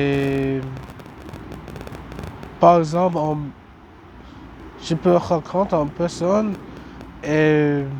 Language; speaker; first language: French; non-native, learner; English